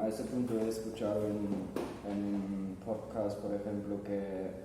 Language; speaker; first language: Spanish; non-native, fluent; German